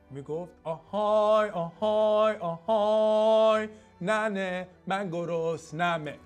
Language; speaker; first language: Persian; early bilingual, other home language; English